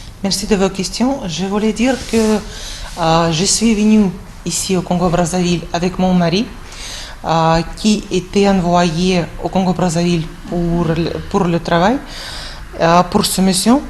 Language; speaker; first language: French; non-native, fluent; Russian